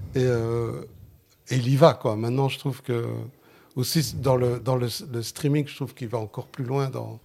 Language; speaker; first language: French; non-native, fluent; Sicilian